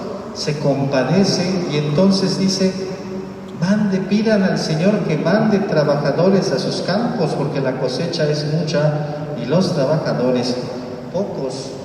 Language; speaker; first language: Spanish; native; Spanish